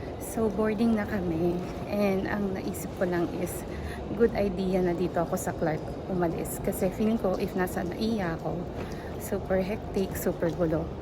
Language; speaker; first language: Filipino; native; Filipino